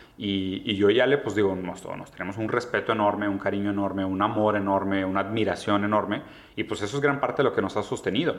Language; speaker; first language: Spanish; early bilingual, other home language; Portuguese